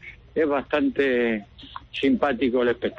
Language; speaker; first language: Spanish; native; Spanish